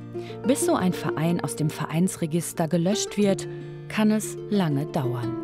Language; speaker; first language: German; native; German